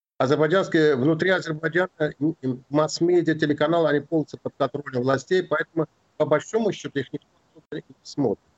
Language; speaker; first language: Russian; non-native, local second language; Azerbaijani